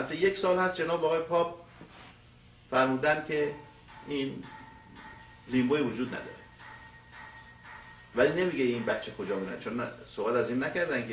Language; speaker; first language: Persian; native; Persian